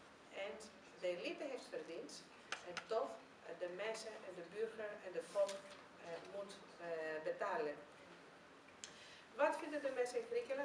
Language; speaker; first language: Dutch; non-native, fluent; Greek